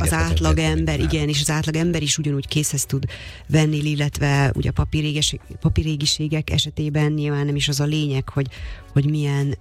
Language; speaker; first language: Hungarian; native; Hungarian